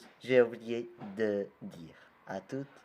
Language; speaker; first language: French; non-native, learner; Portuguese